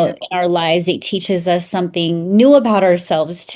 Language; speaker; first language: English; native; English